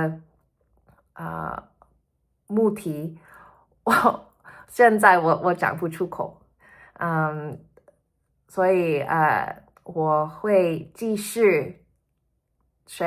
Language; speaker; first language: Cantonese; early bilingual, heritage; Cantonese